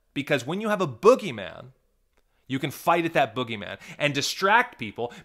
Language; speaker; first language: English; native; English